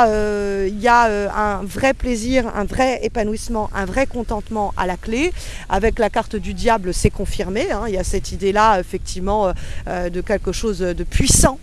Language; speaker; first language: French; native; French